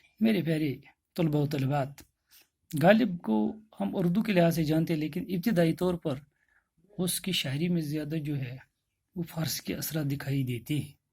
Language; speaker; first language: Urdu; non-native, local second language; Kashmiri